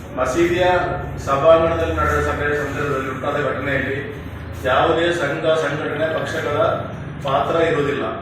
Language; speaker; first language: Kannada; non-native, local second language; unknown